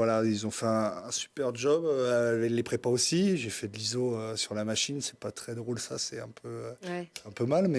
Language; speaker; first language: French; native; French